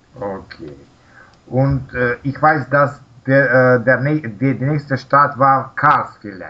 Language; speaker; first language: German; non-native, learner; Russian